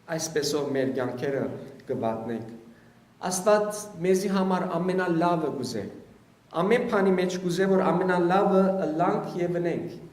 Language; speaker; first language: Armenian; early bilingual, heritage; Armenian